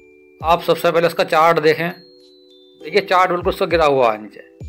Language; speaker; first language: Hindi; native; Hindi